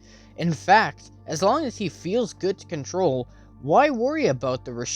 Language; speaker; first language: English; native; English